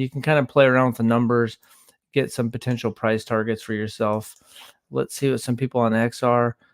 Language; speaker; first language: English; native; English